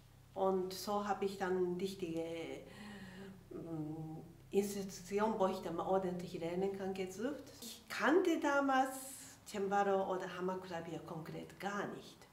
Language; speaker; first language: German; non-native, fluent; Japanese